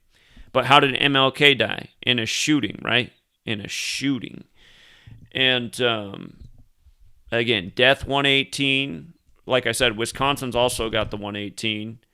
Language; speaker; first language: English; native; English